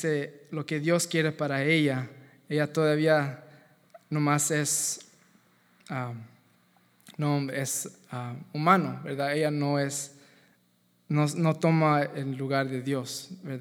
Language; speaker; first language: Spanish; native; Spanish